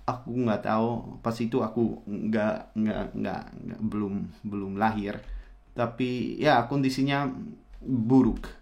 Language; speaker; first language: Indonesian; non-native, fluent; Dutch